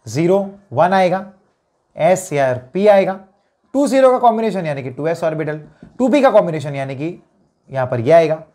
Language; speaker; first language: Hindi; non-native, local second language; Gujarati